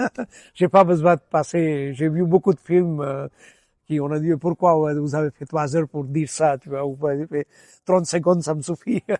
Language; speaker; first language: French; non-native, fluent; Gujarati